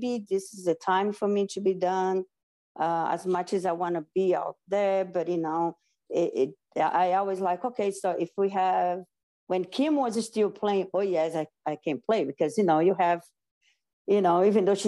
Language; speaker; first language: English; non-native, fluent; Portuguese